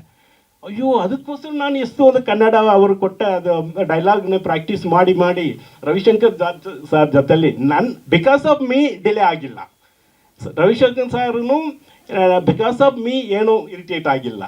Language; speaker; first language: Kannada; non-native, fluent; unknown